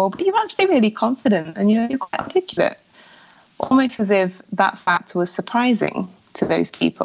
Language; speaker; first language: English; native; English